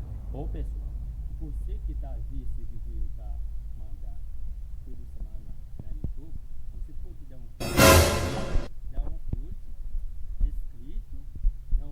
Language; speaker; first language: Portuguese; non-native, learner; Haitian Creole